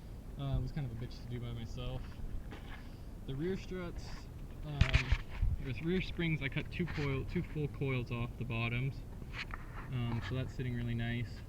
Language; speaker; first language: English; native; English